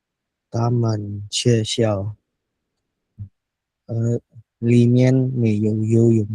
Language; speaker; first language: Chinese; non-native, learner; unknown